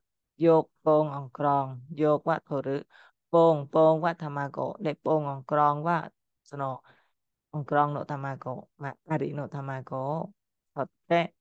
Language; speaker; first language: Japanese; non-native, fluent; Khmer